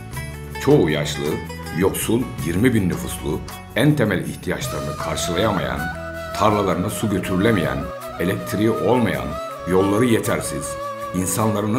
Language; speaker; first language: Turkish; native; Turkish